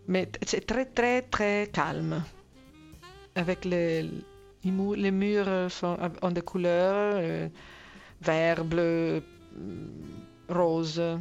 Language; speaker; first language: French; non-native, fluent; Italian